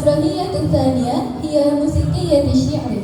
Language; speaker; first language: Arabic; non-native, learner; Indonesian